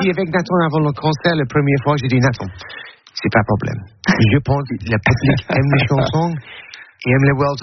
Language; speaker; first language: French; non-native, learner; English